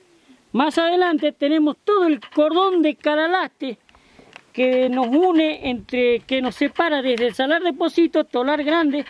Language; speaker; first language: Spanish; native; Spanish